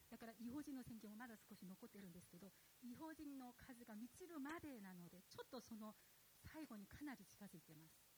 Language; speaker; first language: Japanese; non-native, fluent; Korean